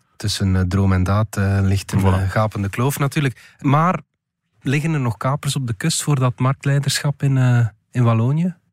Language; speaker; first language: Dutch; native; Dutch